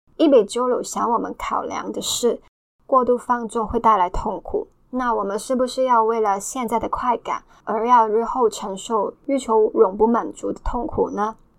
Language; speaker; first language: Chinese; native; Chinese